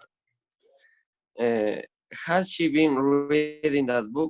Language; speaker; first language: English; non-native, learner; Spanish